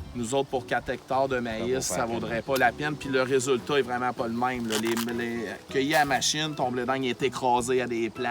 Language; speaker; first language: French; native; French